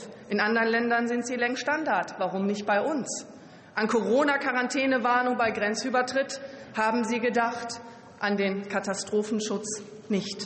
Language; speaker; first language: German; native; German